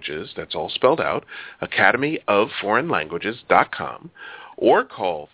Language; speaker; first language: English; native; English